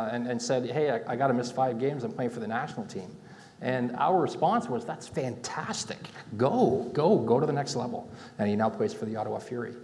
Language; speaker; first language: English; native; English